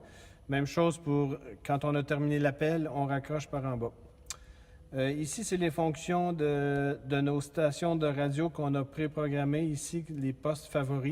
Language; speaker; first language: French; native; French